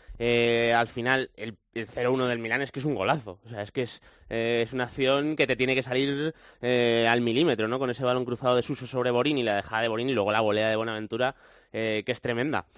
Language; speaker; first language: Spanish; native; Spanish